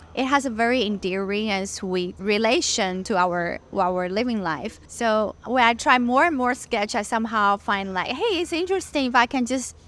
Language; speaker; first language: English; non-native, fluent; Chinese